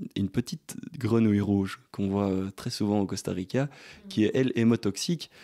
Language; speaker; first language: French; native; French